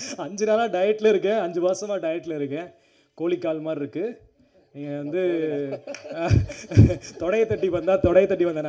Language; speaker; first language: Tamil; native; Tamil